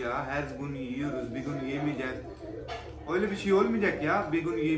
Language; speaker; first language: Turkish; non-native, learner; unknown